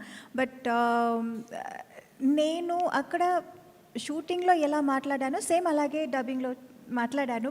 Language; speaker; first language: Telugu; non-native, local second language; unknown